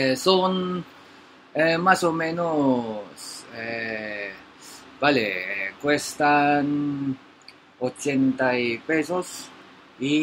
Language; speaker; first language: Spanish; non-native, learner; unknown